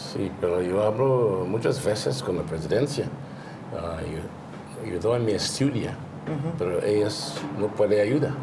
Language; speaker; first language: Spanish; non-native, learner; English